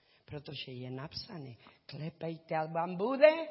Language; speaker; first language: Czech; non-native, learner; Spanish